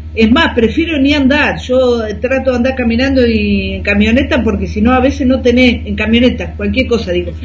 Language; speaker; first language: Spanish; native; Spanish